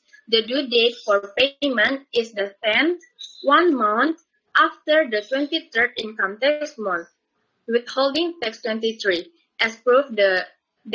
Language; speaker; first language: English; non-native, learner; Indonesian